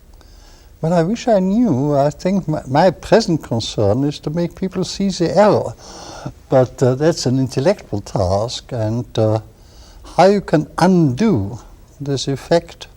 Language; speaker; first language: English; non-native, fluent; German